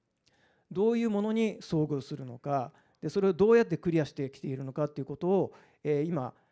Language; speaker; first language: Japanese; native; Japanese